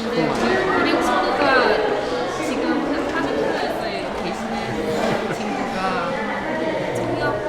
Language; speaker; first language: Korean; non-native, learner; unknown